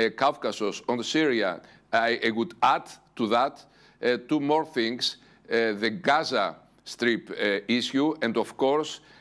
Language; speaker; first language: English; non-native, fluent; Greek